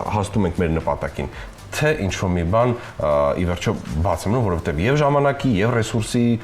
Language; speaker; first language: Armenian; native; Armenian